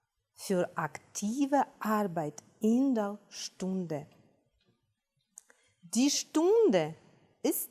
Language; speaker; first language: German; non-native, fluent; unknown